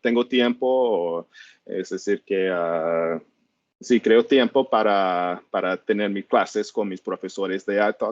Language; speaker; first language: Spanish; non-native, learner; English